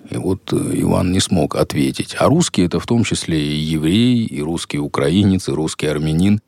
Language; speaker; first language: Russian; native; Russian